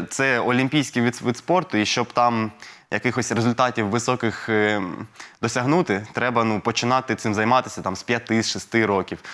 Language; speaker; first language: Ukrainian; non-native, local second language; Russian